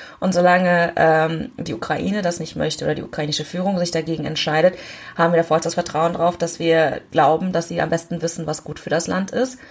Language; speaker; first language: German; early bilingual, other home language; Korean